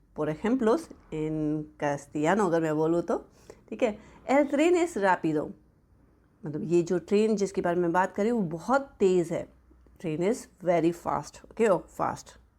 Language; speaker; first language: Hindi; native; Hindi